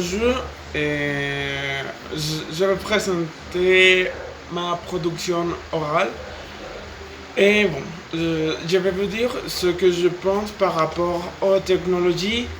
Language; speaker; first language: French; non-native, fluent; Spanish